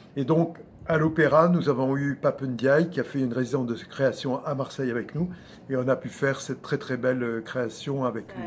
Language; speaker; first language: French; native; French